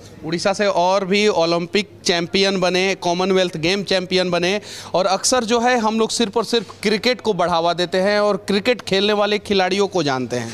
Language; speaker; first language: Hindi; native; Hindi